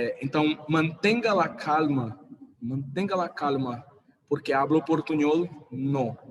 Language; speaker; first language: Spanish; non-native, fluent; Portuguese